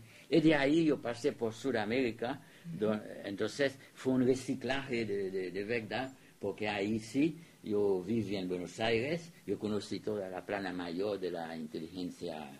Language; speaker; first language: Spanish; non-native, fluent; French